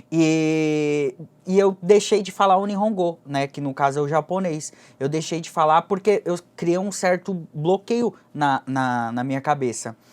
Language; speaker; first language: Portuguese; early bilingual, other home language; Japanese